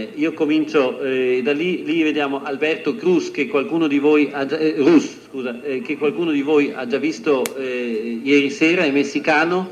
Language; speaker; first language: Italian; native; Italian